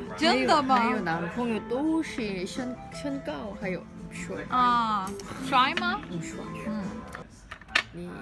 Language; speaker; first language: Chinese; non-native, learner; Korean